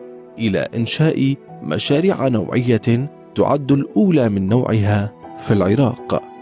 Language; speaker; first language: Arabic; native; Arabic